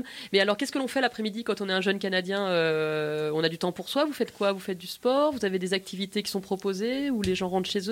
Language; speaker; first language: French; native; French